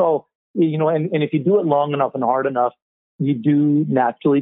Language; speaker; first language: English; native; English